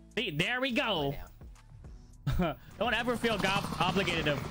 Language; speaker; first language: English; native; English